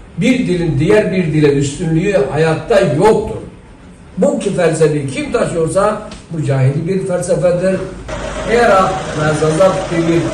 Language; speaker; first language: Turkish; non-native, local second language; Zaza